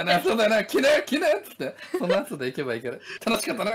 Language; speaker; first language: Japanese; native; Japanese